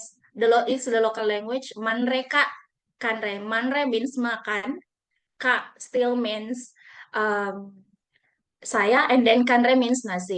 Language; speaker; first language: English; non-native, fluent; Buginese